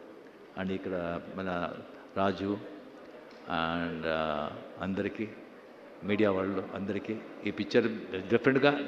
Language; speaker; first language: Telugu; non-native, fluent; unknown